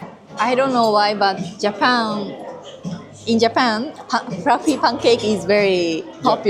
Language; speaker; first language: English; non-native, learner; Japanese